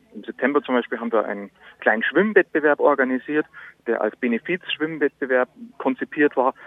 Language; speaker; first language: German; native; German